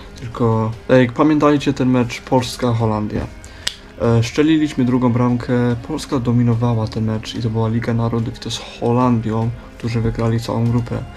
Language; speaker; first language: Polish; early bilingual, heritage; Polish